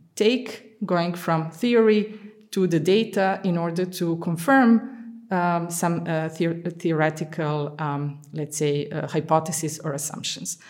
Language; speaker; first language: English; non-native, fluent; Serbian